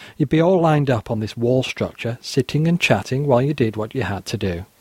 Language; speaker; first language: English; native; English